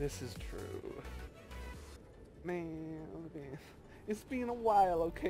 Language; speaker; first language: English; native; English